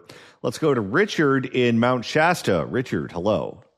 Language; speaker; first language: English; native; English